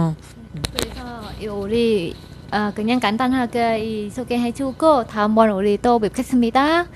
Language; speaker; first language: Korean; non-native, learner; Vietnamese